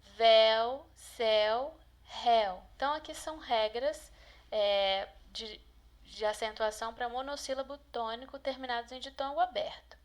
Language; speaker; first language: Portuguese; native; Portuguese